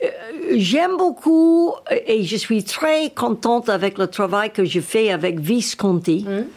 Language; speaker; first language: French; non-native, learner; English